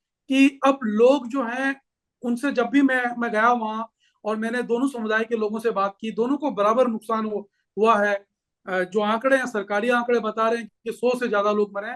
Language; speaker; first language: Hindi; native; Hindi